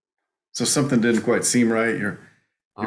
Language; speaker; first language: English; native; English